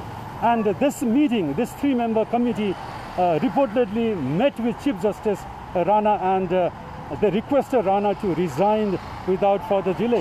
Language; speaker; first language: English; non-native, local second language; Nepali